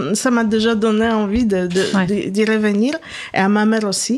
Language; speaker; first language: French; non-native, fluent; Polish